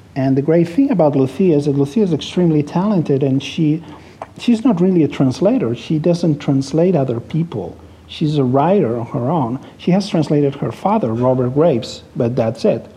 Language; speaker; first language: English; non-native, fluent; Spanish